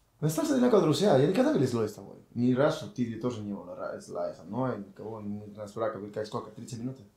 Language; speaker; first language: Russian; non-native, learner; Spanish